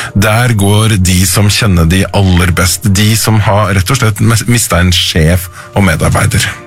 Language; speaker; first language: Norwegian; native; Norwegian